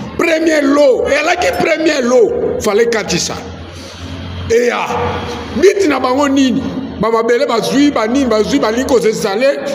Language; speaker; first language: Lingala; non-native, local second language; Kongo